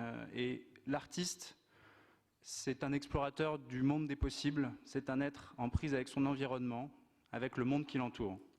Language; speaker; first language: French; native; French